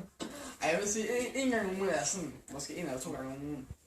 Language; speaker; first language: Danish; native; Danish